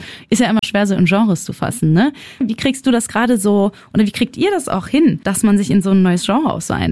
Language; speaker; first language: German; native; German